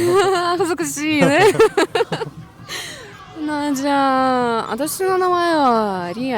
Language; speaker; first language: Japanese; non-native, learner; Russian